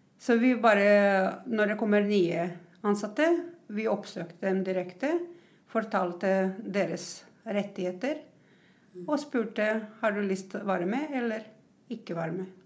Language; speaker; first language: Norwegian; non-native, fluent; Croatian